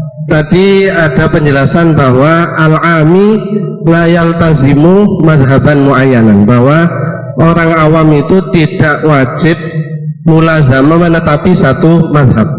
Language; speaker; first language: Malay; non-native, local second language; Javanese